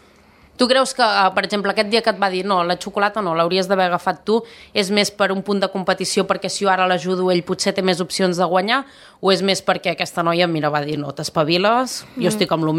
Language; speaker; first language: Catalan; native; Catalan